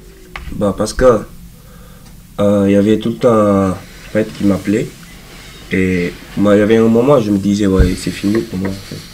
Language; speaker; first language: French; non-native, local second language; Wolof